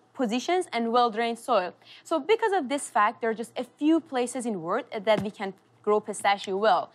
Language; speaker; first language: English; non-native, fluent; Persian